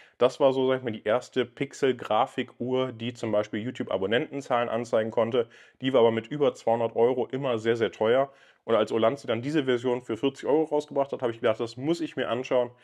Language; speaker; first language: German; native; German